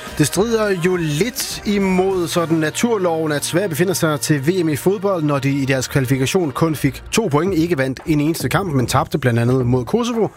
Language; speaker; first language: Danish; native; Danish